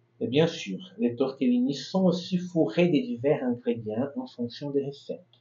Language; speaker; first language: French; non-native, fluent; Portuguese